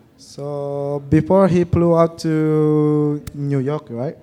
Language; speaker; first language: English; non-native, learner; Indonesian